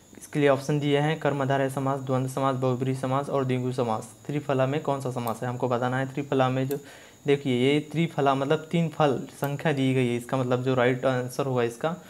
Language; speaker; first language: Hindi; native; Hindi